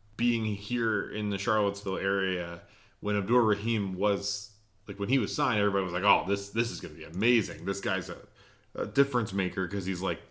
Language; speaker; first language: English; native; English